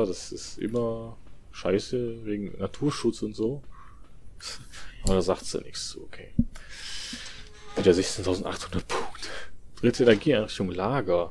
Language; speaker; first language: German; native; German